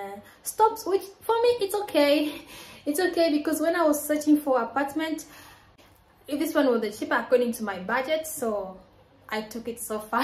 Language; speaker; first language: English; non-native, local second language; Swahili